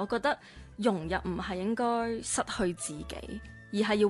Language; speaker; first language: Cantonese; native; Cantonese